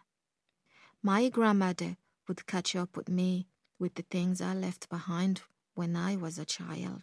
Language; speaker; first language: English; early bilingual, other home language; Kongo